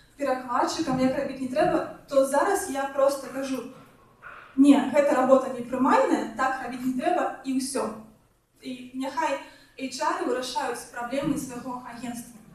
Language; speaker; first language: Belarusian; non-native, local second language; Russian